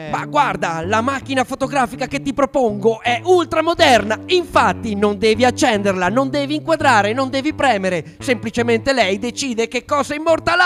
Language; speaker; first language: Italian; native; Italian